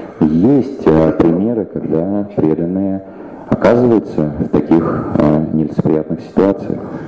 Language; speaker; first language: Russian; native; Russian